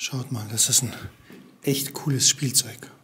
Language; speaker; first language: German; native; German